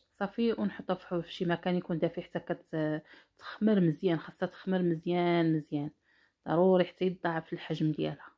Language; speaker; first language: Arabic; native; Arabic